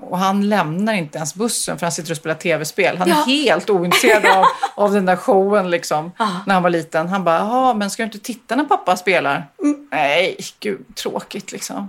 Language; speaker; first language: Swedish; native; Swedish